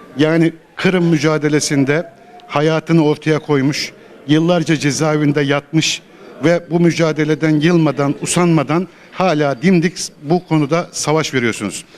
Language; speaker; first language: Turkish; native; Turkish